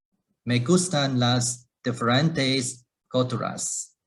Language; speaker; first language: Spanish; non-native, learner; Chinese